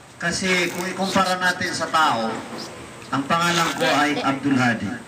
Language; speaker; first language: Filipino; non-native, local second language; Maguindanaon